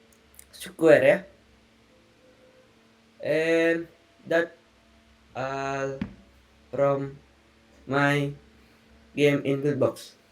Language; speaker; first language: English; non-native, learner; Indonesian